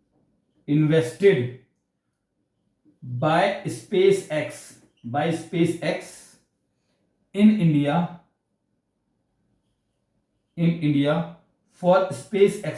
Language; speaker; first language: Hindi; native; Hindi